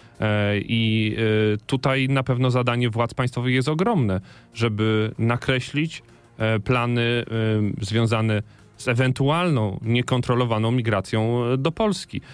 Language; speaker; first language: Polish; native; Polish